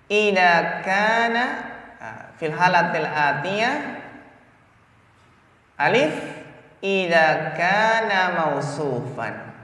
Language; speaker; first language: Arabic; non-native, fluent; Indonesian